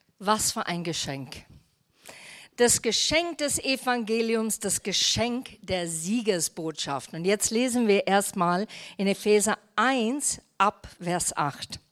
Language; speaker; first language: German; non-native, fluent; English